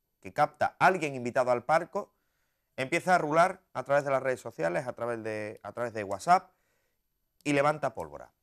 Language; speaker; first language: Spanish; native; Spanish